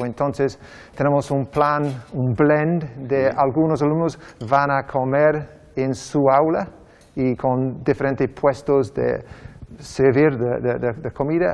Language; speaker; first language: Spanish; non-native, learner; English